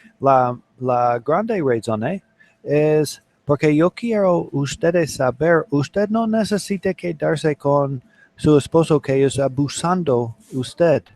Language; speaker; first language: Spanish; non-native, learner; English